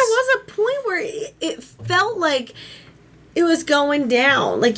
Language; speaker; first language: English; native; English